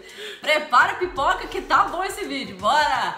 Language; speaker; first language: Portuguese; native; Portuguese